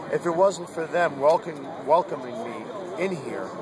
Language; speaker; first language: English; native; English